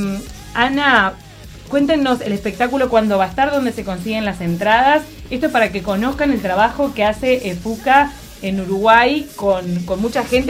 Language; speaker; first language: Spanish; native; Spanish